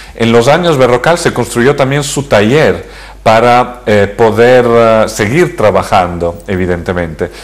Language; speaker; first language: Spanish; early bilingual, heritage; Spanish